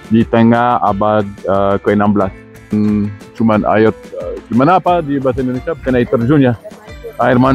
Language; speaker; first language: Indonesian; non-native, fluent; Spanish